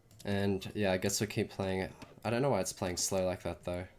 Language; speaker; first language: English; native; English